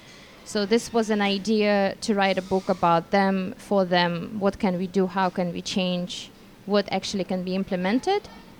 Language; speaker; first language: English; non-native, fluent; Russian